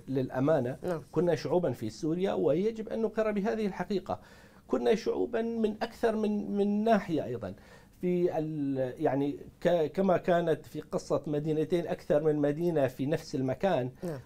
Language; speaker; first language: Arabic; non-native, local second language; Kurdish